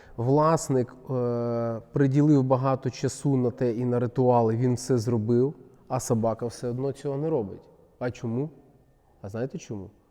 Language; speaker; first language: Ukrainian; non-native, local second language; Russian